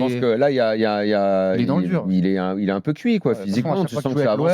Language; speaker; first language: French; native; French